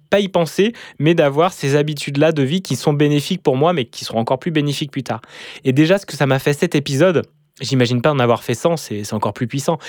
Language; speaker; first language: French; native; French